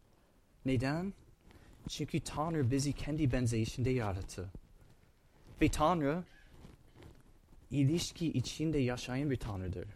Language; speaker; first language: Turkish; non-native, fluent; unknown